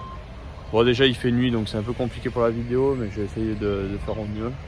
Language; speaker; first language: French; native; French